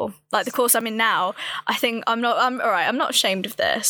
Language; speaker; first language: English; native; English